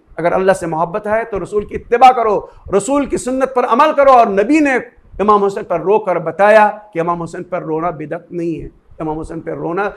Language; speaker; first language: Hindi; native; Hindi